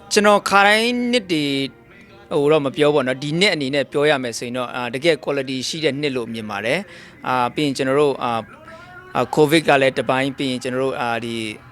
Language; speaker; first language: Burmese; non-native, local second language; Tedim Chin